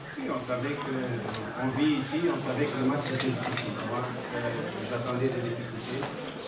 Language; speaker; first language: French; non-native, fluent; Portuguese